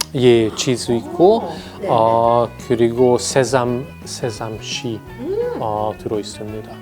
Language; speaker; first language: Korean; non-native, fluent; Hungarian